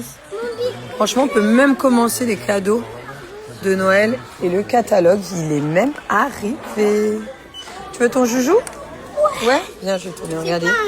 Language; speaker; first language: French; native; French